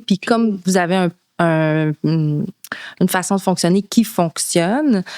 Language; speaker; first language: French; native; French